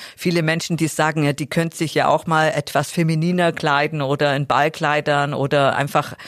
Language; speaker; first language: German; native; German